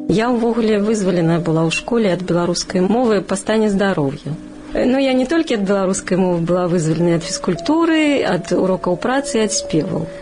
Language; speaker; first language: Belarusian; non-native, local second language; Russian